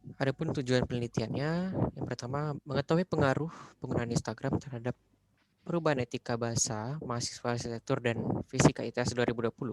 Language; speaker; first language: Indonesian; native; Indonesian